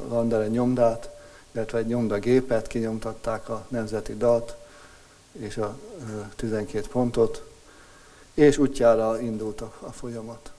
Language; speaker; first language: Hungarian; native; Hungarian